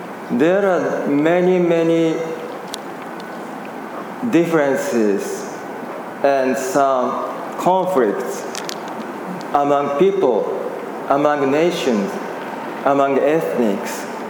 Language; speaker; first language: English; non-native, fluent; Japanese